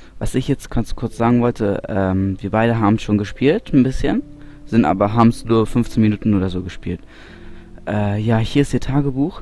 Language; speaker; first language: German; native; German